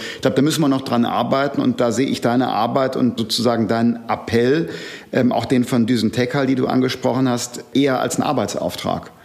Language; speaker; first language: German; native; German